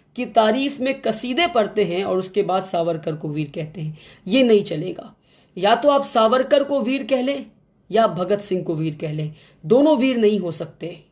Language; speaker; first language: Hindi; non-native, local second language; Kannada